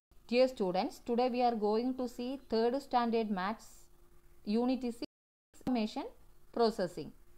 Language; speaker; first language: English; non-native, local second language; Tamil